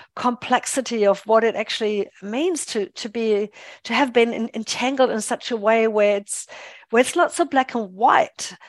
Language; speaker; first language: English; non-native, fluent; German